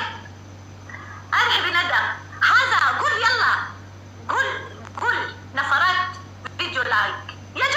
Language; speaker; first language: Arabic; non-native, learner; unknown